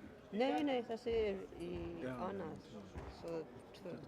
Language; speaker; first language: Icelandic; non-native, learner; English